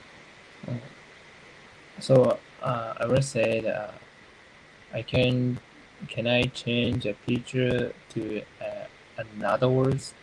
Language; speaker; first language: English; non-native, learner; Japanese